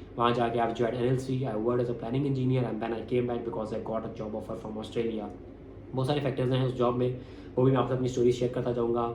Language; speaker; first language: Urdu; non-native, local second language; Punjabi